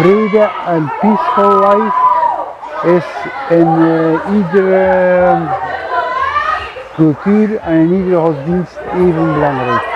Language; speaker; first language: Dutch; non-native, fluent; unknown